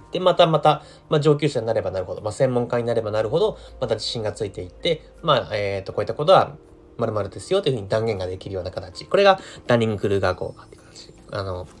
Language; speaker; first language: Japanese; native; Japanese